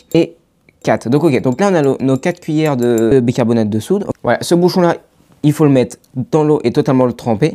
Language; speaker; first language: French; native; French